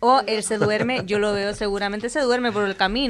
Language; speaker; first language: Spanish; native; Spanish